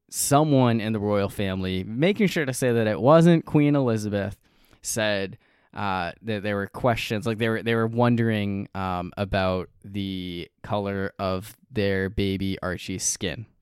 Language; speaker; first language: English; native; English